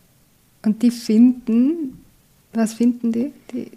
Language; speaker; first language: German; native; German